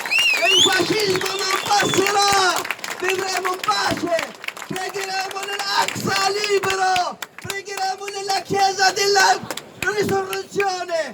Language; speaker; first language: Italian; non-native, local second language; Arabic